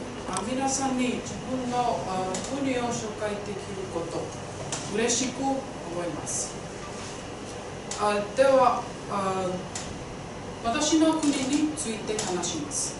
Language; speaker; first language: Japanese; non-native, learner; Tongan